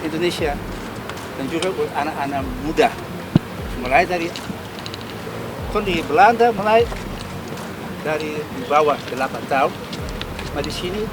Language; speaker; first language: Indonesian; non-native, learner; Dutch